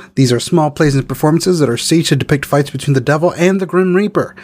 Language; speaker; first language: English; non-native, fluent; Spanish